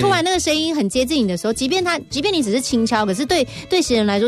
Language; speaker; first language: Chinese; native; Chinese